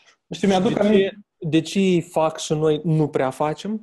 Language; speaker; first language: Romanian; native; Romanian